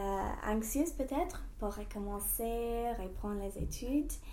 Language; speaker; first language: French; non-native, fluent; English